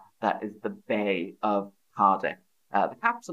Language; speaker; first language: English; native; English